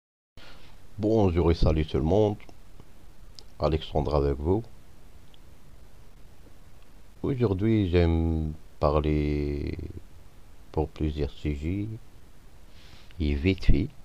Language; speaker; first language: French; non-native, fluent; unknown